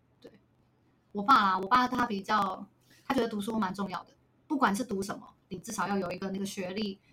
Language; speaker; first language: Chinese; native; Chinese